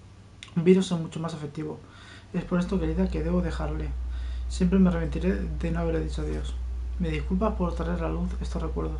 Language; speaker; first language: Spanish; native; Spanish